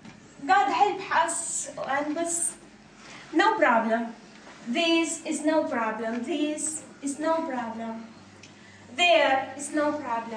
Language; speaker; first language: English; non-native, learner; Arabic